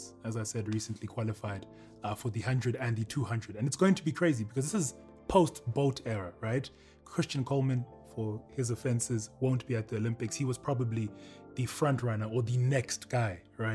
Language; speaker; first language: English; native; English